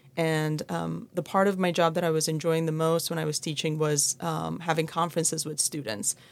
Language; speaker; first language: English; non-native, fluent; Persian